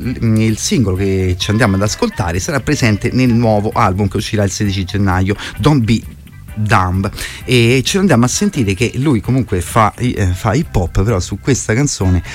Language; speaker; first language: Italian; native; Italian